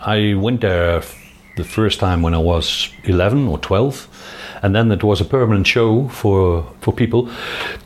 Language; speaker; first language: English; non-native, fluent; Dutch